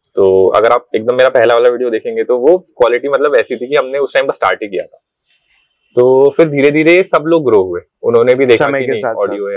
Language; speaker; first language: Hindi; non-native, local second language; Marathi